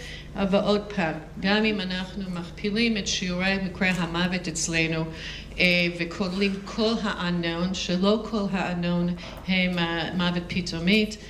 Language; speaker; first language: Hebrew; non-native, fluent; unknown